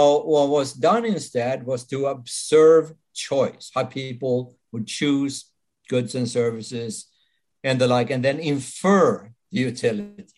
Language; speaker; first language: English; non-native, fluent; Swedish